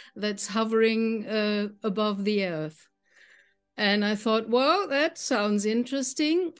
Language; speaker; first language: English; non-native, fluent; German